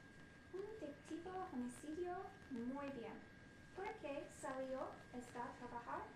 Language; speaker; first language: Spanish; non-native, learner; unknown